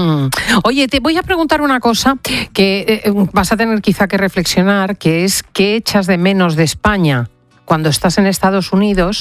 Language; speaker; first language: Spanish; native; Spanish